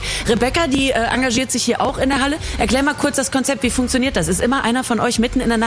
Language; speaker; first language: German; native; German